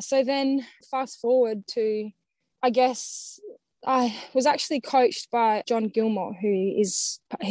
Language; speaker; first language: English; native; English